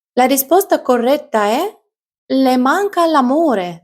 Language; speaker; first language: Italian; non-native, fluent; Ukrainian